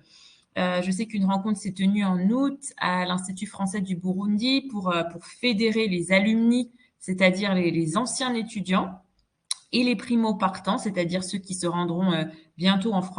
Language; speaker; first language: French; native; French